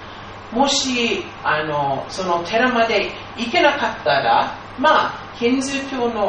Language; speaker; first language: Japanese; non-native, fluent; English